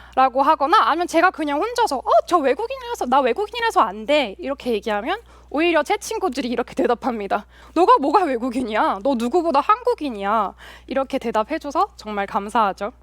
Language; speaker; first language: Korean; early bilingual, heritage; Korean